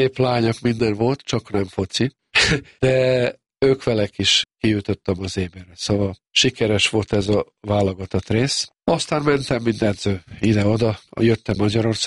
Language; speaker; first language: Hungarian; non-native, local second language; Serbian